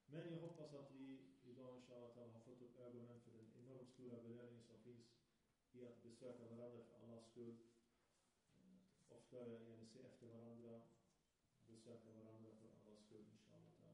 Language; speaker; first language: Swedish; early bilingual, other home language; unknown